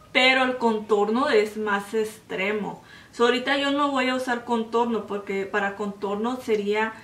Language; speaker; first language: Spanish; early bilingual, heritage; Spanish